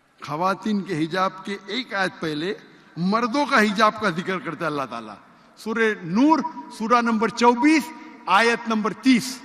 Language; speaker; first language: Urdu; non-native, local second language; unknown